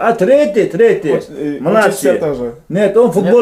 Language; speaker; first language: Russian; non-native, local second language; Uzbek